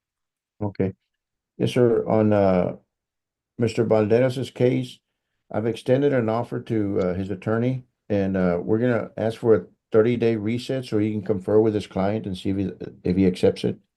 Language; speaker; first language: English; native; English